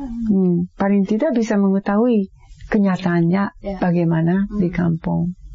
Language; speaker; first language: Indonesian; non-native, fluent; Japanese